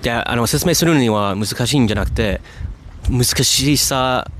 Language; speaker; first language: Japanese; non-native, fluent; English